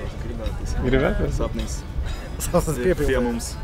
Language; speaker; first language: Latvian; non-native, local second language; Russian